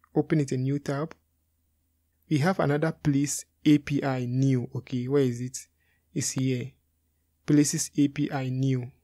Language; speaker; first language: English; non-native, local second language; Akan